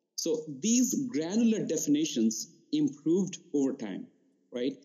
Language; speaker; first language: English; non-native, local second language; Bangla